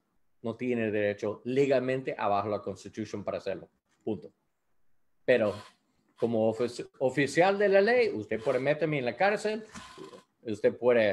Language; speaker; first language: Spanish; non-native, learner; English